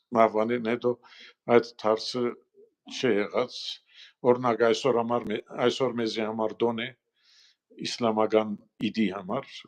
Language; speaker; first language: Armenian; early bilingual, heritage; Armenian